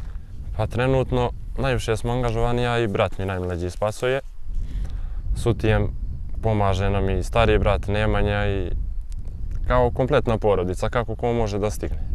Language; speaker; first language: Serbian; native; Serbian